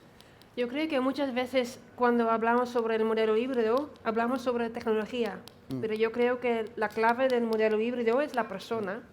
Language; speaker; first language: Spanish; non-native, fluent; Dutch